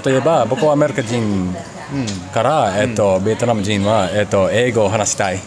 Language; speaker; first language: Japanese; non-native, learner; English